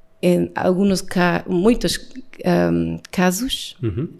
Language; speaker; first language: Portuguese; non-native, learner; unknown